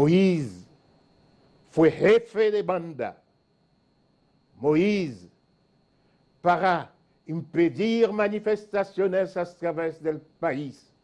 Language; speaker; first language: Spanish; non-native, fluent; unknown